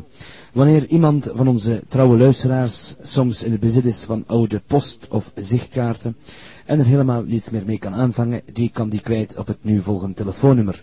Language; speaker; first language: Dutch; native; Dutch